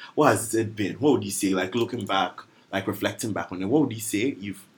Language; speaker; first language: English; non-native, local second language; Akan